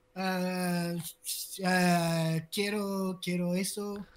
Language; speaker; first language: Spanish; non-native, learner; French